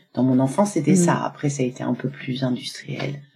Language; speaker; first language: French; native; French